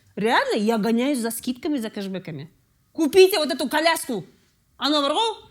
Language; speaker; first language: Russian; non-native, local second language; Kazakh